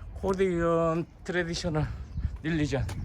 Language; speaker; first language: English; non-native, learner; Korean